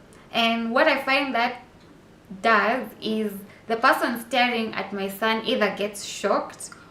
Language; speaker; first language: English; non-native, local second language; Swahili